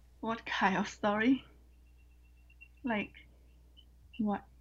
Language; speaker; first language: English; non-native, learner; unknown